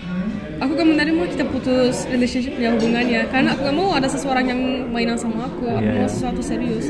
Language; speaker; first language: Indonesian; non-native, fluent; Turkish